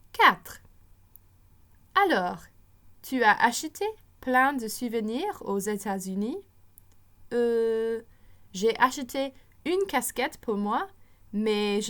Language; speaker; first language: French; non-native, fluent; English